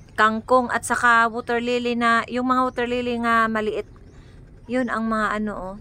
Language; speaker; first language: Filipino; non-native, local second language; Cebuano